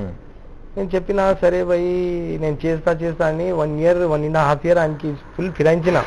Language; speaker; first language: Telugu; non-native, local second language; Urdu